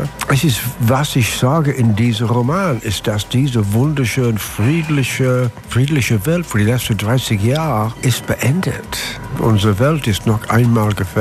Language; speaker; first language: German; non-native, learner; English